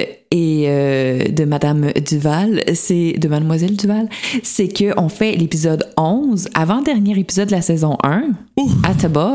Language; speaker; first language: French; native; French